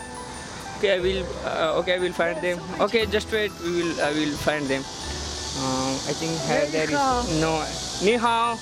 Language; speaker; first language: English; non-native, learner; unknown